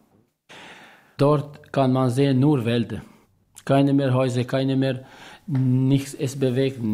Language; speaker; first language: German; non-native, learner; Albanian